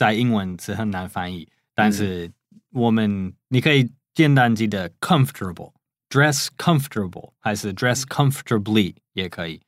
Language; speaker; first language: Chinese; non-native, fluent; English